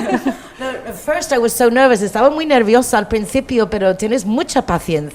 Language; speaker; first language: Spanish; non-native, fluent; English